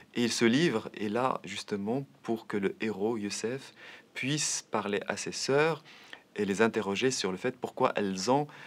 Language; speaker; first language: French; non-native, local second language; Arabic